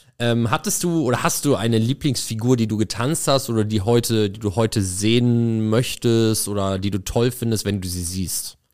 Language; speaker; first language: German; native; German